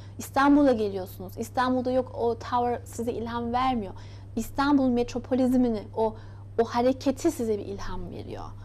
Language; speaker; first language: Turkish; early bilingual, heritage; Turkish